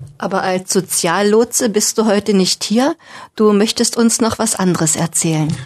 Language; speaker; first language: German; native; German